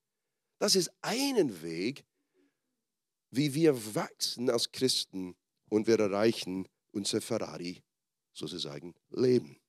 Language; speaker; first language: German; non-native, fluent; English